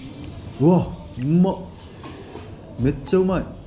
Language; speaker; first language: Japanese; native; Japanese